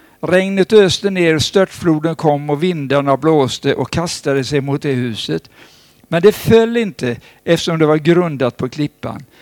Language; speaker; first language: Swedish; native; Swedish